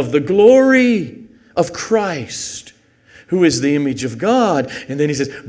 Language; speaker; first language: English; native; English